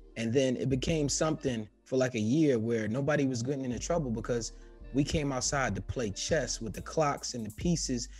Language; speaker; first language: English; native; English